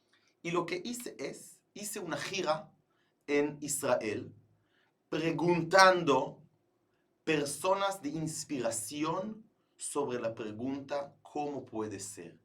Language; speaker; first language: Spanish; non-native, fluent; Hebrew